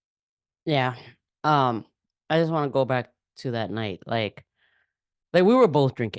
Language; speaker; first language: English; native; English